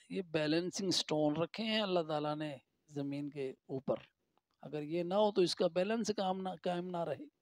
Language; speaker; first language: Urdu; non-native, local second language; Punjabi